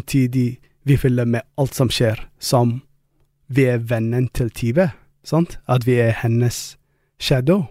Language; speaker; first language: Norwegian; non-native, fluent; Arabic